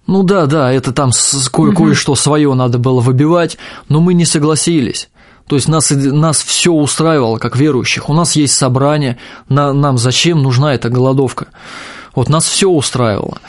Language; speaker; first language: Russian; native; Russian